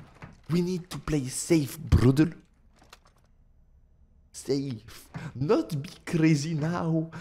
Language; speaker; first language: English; non-native, learner; French